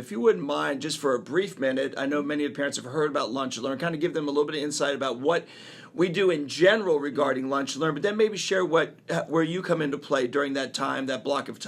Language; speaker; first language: English; native; English